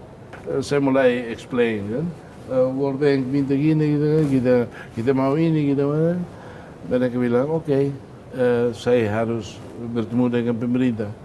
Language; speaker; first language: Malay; non-native, fluent; Tetum